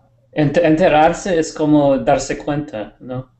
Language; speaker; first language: Spanish; non-native, learner; English